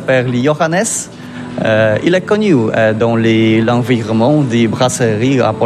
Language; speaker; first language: French; non-native, learner; Polish